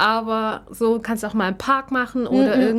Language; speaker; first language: German; native; German